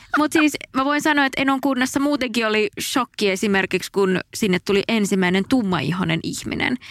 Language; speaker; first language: Finnish; native; Finnish